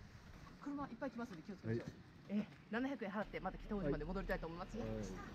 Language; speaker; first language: Japanese; native; Japanese